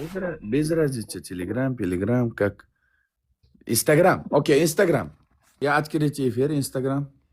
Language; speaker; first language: Russian; non-native, learner; Uzbek